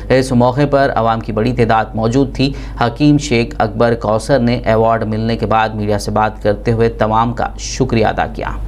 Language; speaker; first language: Urdu; native; Urdu